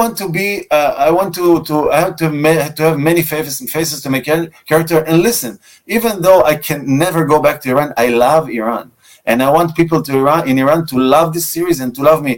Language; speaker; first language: English; non-native, fluent; Russian